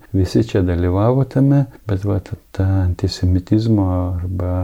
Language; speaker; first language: Lithuanian; native; Lithuanian